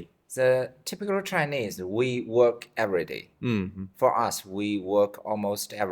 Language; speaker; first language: English; non-native, fluent; Chinese